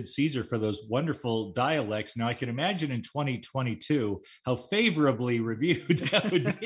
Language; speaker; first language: English; native; English